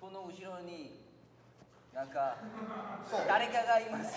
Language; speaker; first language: Japanese; non-native, learner; Korean